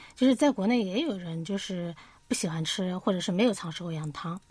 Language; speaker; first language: Chinese; native; Chinese